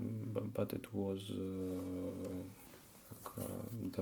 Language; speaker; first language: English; non-native, learner; Russian